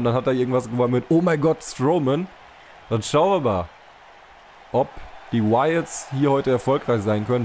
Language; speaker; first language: German; native; German